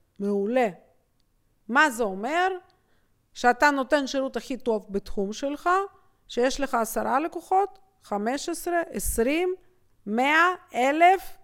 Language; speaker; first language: Hebrew; native; Hebrew